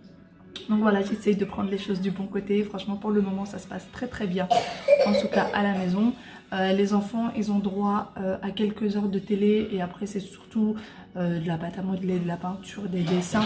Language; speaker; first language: French; native; French